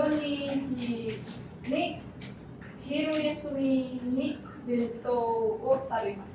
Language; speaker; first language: Japanese; non-native, learner; Indonesian